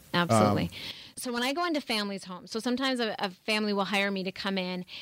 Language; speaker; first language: English; native; English